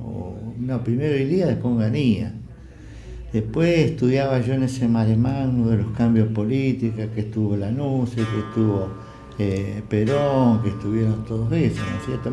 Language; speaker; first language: Spanish; native; Spanish